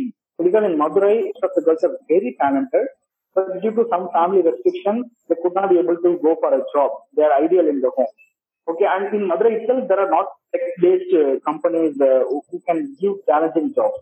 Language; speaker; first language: English; non-native, local second language; Tamil